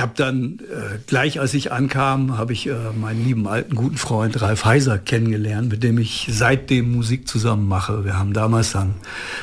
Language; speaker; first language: German; native; German